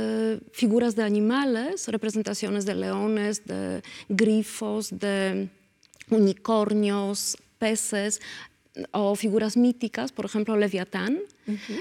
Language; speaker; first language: Spanish; non-native, fluent; Polish